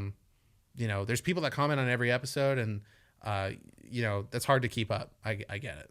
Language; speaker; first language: English; native; English